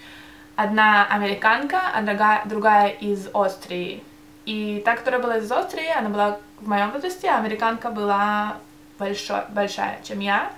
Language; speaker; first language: Russian; early bilingual, heritage; Russian